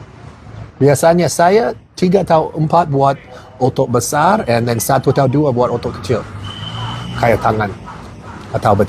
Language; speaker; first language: Indonesian; non-native, learner; English